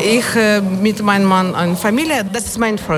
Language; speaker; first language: German; non-native, learner; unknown